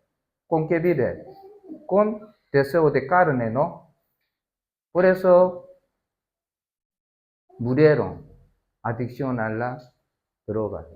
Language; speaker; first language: Spanish; non-native, learner; Korean